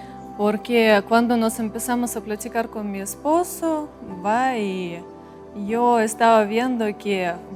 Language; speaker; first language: Spanish; non-native, fluent; Russian